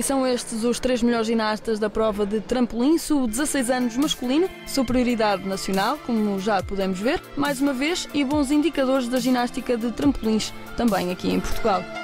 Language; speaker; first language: Portuguese; native; Portuguese